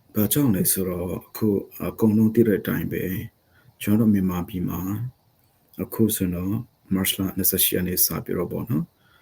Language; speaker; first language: Burmese; non-native, local second language; Hakha Chin